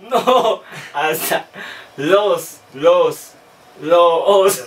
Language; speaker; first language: Spanish; native; Spanish